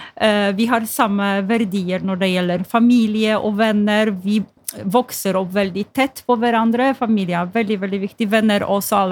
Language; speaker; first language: Norwegian; non-native, fluent; Polish